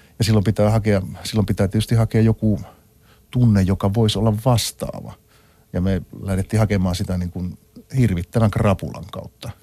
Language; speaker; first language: Finnish; native; Finnish